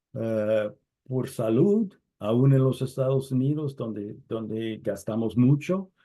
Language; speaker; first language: Spanish; non-native, fluent; English